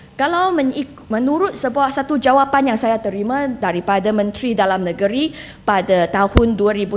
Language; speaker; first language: Malay; non-native, local second language; Chinese